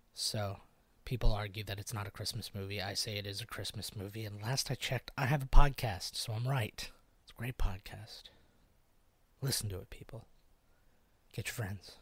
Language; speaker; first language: English; native; English